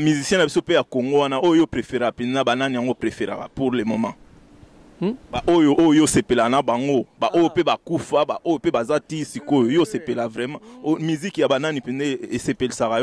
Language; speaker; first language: Lingala; native; Lingala